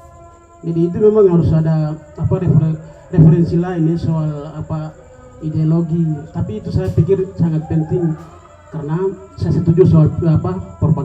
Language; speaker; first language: Indonesian; non-native, local second language; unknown